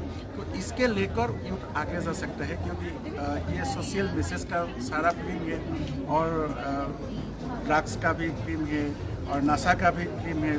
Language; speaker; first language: Hindi; non-native, local second language; Assamese